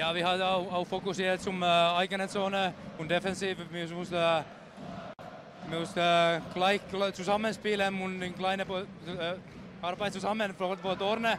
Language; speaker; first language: German; non-native, learner; Finnish